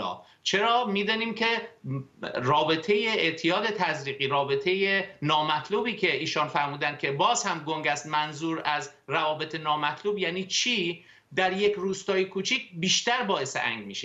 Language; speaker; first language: Persian; native; Persian